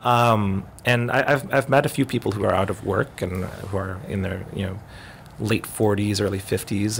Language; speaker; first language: English; native; English